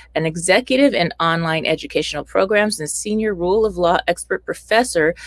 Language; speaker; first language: English; native; English